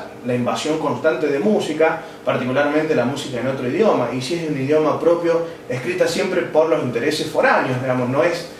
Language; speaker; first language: Spanish; native; Spanish